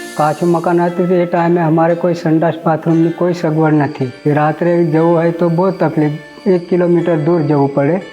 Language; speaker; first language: Gujarati; non-native, local second language; Rathawi